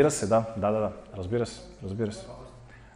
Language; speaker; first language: Bulgarian; non-native, fluent; Russian